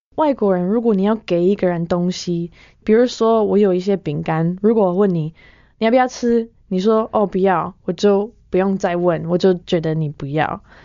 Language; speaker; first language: Chinese; non-native, fluent; English